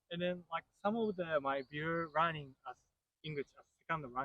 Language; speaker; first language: English; non-native, learner; Japanese